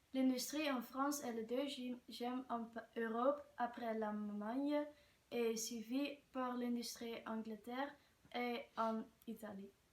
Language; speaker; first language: French; non-native, learner; Dutch